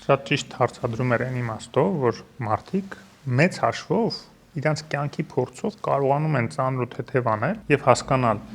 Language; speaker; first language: Armenian; native; Armenian